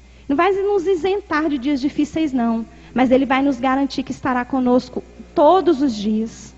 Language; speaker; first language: Portuguese; native; Portuguese